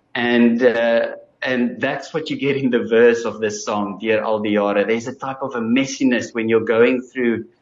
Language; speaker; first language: English; non-native, local second language; Afrikaans